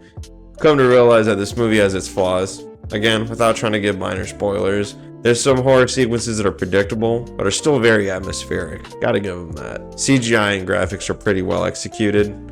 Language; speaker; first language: English; native; English